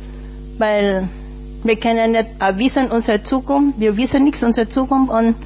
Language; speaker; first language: German; non-native, learner; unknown